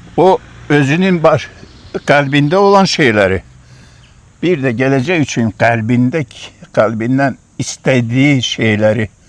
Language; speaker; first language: Azerbaijani; non-native, local second language; Lezghian